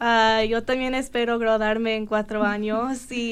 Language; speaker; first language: Spanish; early bilingual, heritage; Spanish